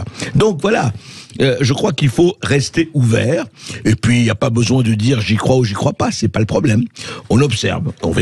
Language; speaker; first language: French; native; French